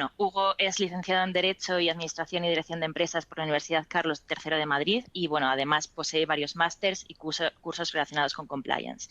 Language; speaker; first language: Spanish; native; Spanish